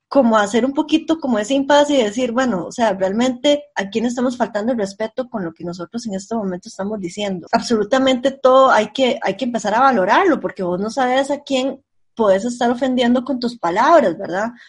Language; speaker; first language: Spanish; native; Spanish